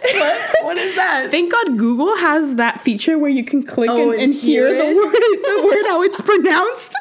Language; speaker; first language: English; early bilingual, other home language; Spanish